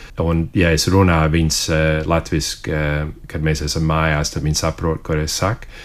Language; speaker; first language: Latvian; early bilingual, heritage; Latvian